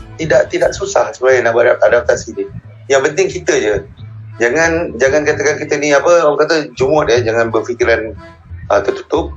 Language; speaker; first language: Malay; native; Malay